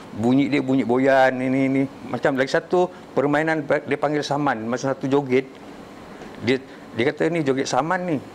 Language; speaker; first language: Malay; native; Malay